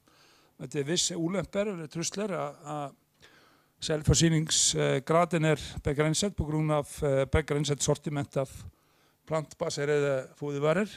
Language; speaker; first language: Swedish; non-native, fluent; Icelandic